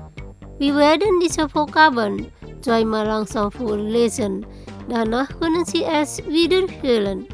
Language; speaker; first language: German; non-native, learner; Indonesian